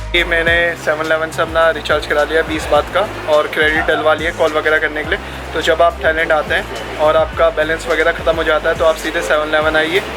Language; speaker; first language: Hindi; native; Hindi